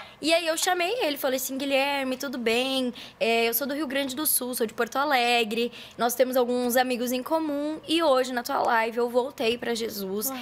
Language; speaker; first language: Portuguese; native; Portuguese